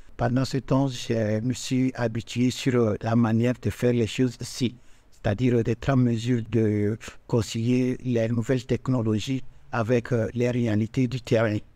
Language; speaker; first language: French; non-native, local second language; Ewe